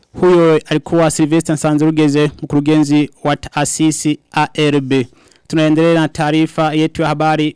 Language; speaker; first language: Swahili; non-native, local second language; Rundi